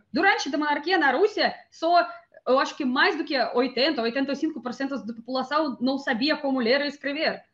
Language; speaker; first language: Portuguese; non-native, learner; Russian